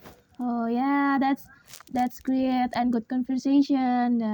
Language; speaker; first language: English; non-native, learner; Indonesian